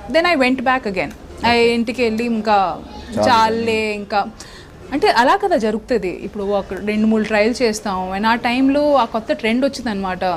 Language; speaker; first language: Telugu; non-native, local second language; Hindi